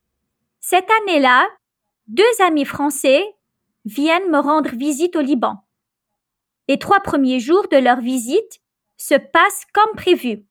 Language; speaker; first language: French; non-native, local second language; Arabic